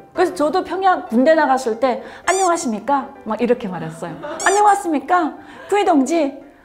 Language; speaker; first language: Korean; native; Korean